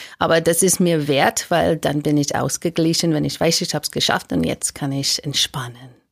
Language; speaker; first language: German; non-native, fluent; English